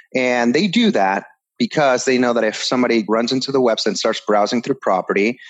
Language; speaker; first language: English; early bilingual, other home language; Spanish